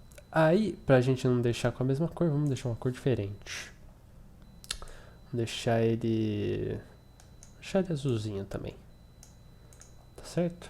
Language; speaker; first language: Portuguese; native; Portuguese